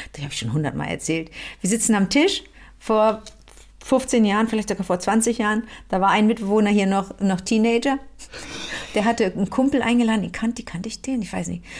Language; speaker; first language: German; native; German